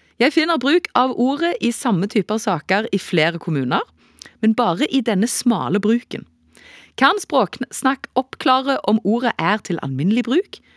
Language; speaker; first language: Norwegian; native; Norwegian